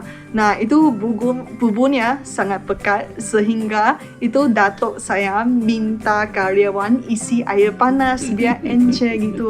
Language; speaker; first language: Indonesian; non-native, fluent; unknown